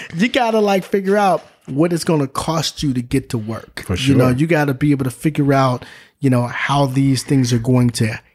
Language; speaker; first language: English; native; English